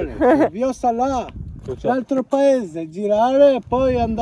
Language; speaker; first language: Italian; non-native, learner; Albanian